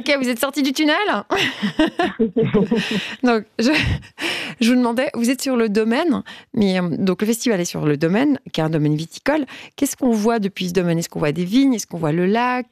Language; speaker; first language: French; native; French